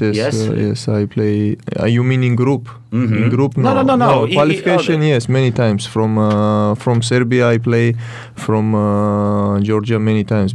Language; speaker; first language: English; non-native, learner; Georgian